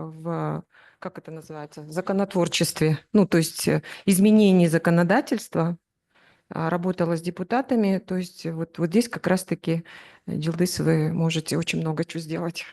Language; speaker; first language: Russian; native; Russian